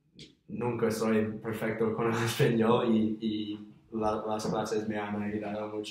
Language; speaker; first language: Spanish; non-native, fluent; English